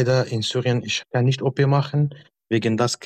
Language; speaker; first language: German; non-native, learner; Arabic